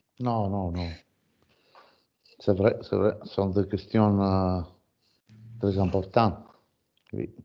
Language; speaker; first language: French; non-native, fluent; Italian